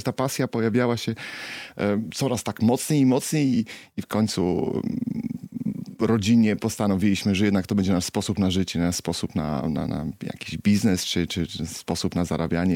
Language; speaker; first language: Polish; native; Polish